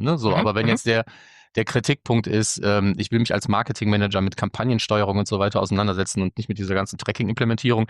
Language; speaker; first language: German; native; German